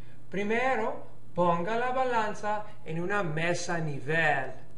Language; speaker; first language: Spanish; non-native, learner; English